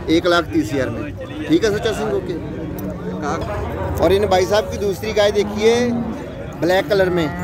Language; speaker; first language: Hindi; non-native, local second language; Punjabi